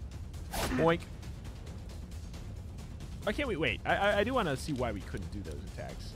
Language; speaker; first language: English; native; English